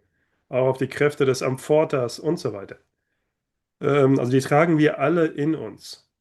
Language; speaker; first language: German; native; German